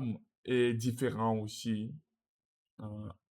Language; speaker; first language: French; non-native, learner; Russian